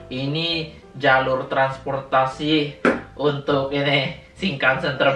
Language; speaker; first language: Indonesian; native; Indonesian